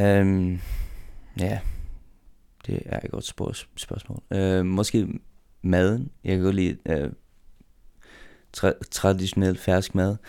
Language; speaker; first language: Danish; non-native, local second language; Faroese